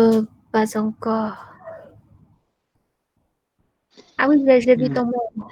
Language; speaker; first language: French; non-native, fluent; Vietnamese